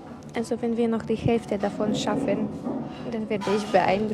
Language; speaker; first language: German; non-native, fluent; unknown